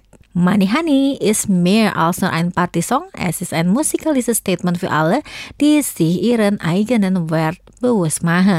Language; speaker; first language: German; non-native, fluent; Indonesian